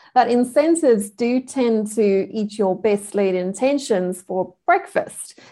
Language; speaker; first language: English; native; English